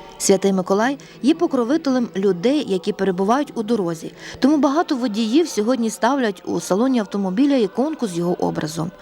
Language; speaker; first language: Ukrainian; native; Ukrainian